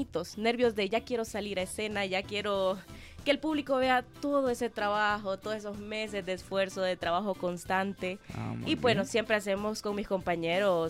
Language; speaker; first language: Spanish; native; Spanish